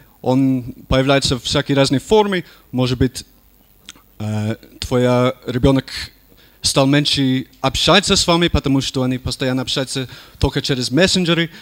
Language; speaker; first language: Russian; non-native, learner; English